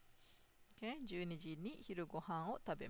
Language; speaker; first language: Japanese; non-native, fluent; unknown